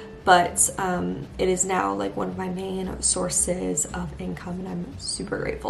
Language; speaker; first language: English; native; English